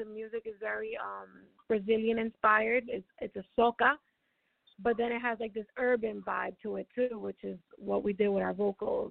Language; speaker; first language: English; native; English